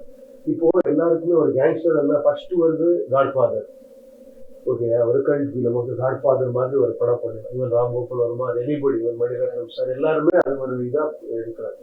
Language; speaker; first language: Tamil; non-native, learner; Kannada